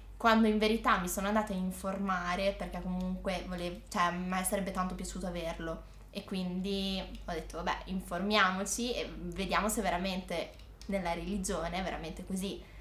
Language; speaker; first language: Italian; early bilingual, other home language; Arabic